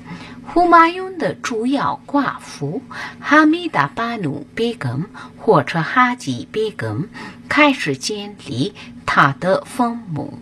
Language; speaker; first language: Chinese; non-native, learner; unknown